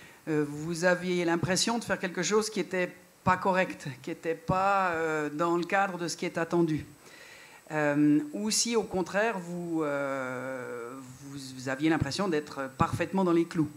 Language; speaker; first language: French; native; French